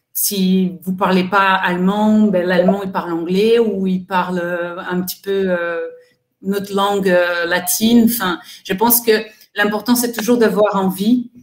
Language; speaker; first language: French; non-native, fluent; Portuguese